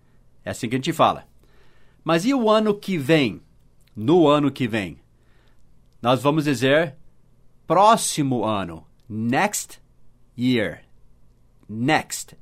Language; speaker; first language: Portuguese; non-native, fluent; English